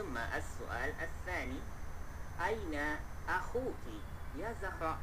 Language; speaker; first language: Arabic; non-native, fluent; Malay